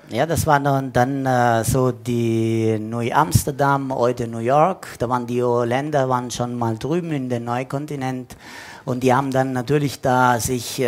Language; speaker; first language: German; non-native, fluent; Italian